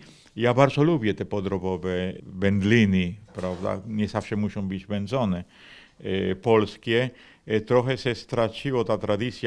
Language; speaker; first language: Polish; non-native, fluent; Spanish